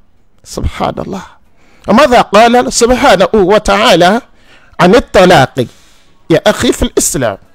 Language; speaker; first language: Arabic; non-native, learner; Yoruba